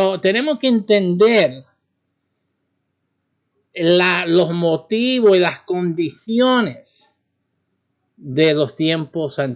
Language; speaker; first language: Spanish; early bilingual, heritage; Spanish